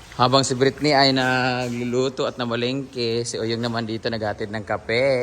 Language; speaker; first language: Filipino; native; Filipino